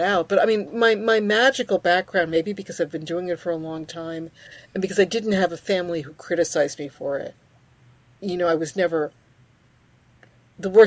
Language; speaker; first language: English; early bilingual, other home language; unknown